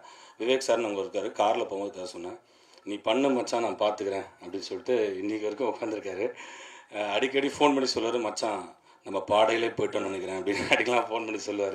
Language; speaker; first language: Tamil; native; Tamil